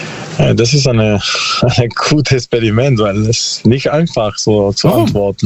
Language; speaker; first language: German; non-native, learner; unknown